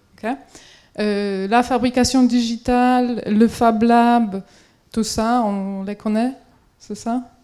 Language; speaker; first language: French; non-native, fluent; Polish